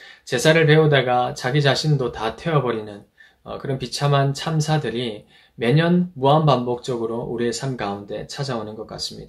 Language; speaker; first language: Korean; native; Korean